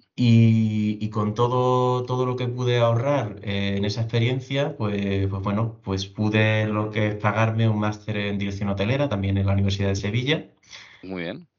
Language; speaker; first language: Spanish; native; Spanish